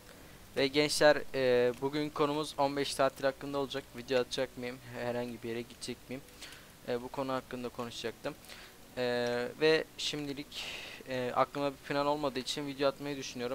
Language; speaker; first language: Turkish; native; Turkish